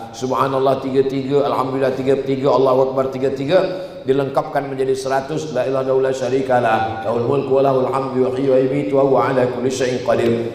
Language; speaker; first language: Malay; native; Malay